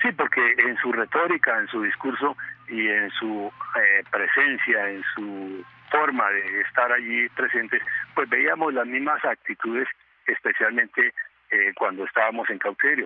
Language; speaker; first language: Spanish; native; Spanish